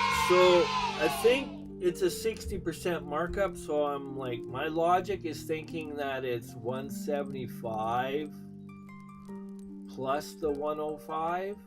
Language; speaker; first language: English; native; English